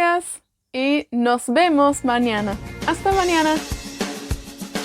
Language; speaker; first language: Spanish; non-native, fluent; Welsh